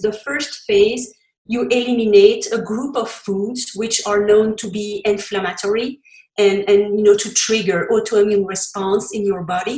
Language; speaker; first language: English; non-native, fluent; French